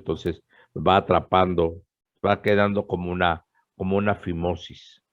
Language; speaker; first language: Spanish; native; Spanish